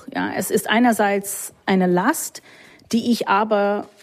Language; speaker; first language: German; non-native, fluent; English